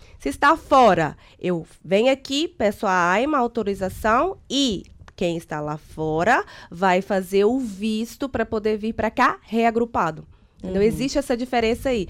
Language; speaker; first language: Portuguese; native; Portuguese